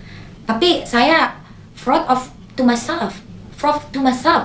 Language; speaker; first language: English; non-native, learner; Indonesian